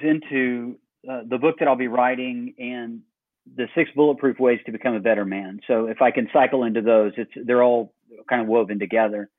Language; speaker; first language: English; native; English